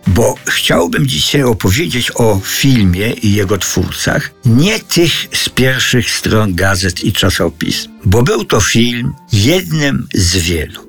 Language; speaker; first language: Polish; native; Polish